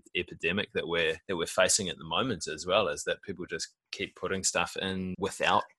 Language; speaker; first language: English; native; English